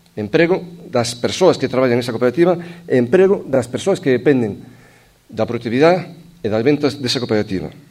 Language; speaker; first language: Galician; native; Galician